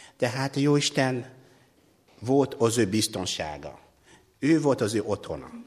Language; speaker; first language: Hungarian; non-native, fluent; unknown